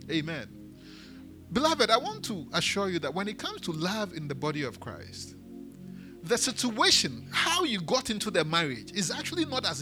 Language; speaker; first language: English; non-native, local second language; Akan